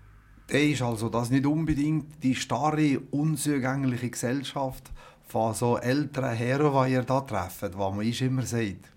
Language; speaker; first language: German; native; German